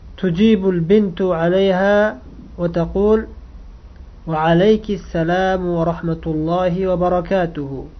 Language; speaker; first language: Arabic; non-native, fluent; Uzbek